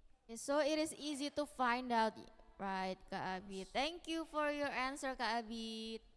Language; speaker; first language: English; non-native, learner; Indonesian